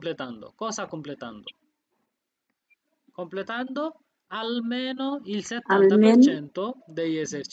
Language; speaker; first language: Italian; non-native, fluent; Bangla